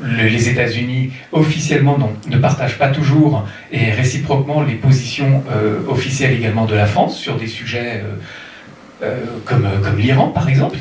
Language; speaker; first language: French; native; French